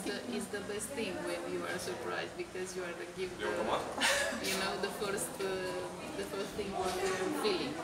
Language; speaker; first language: English; non-native, fluent; Romanian